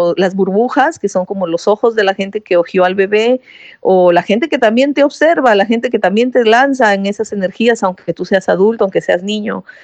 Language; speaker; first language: Spanish; native; Spanish